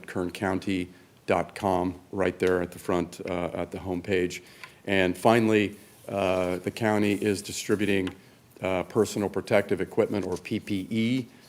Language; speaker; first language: English; native; English